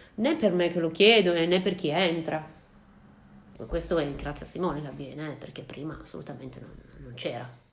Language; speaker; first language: Italian; native; Italian